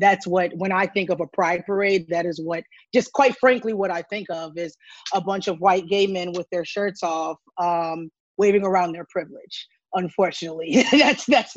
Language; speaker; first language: English; native; English